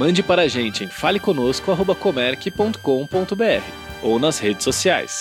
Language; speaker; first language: Portuguese; native; Portuguese